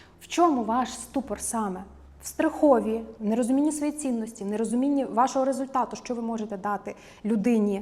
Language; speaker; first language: Ukrainian; native; Ukrainian